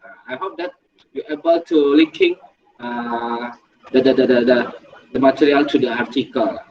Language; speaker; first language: English; non-native, learner; Indonesian